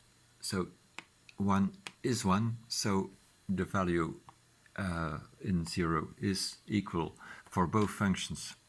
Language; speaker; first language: English; non-native, fluent; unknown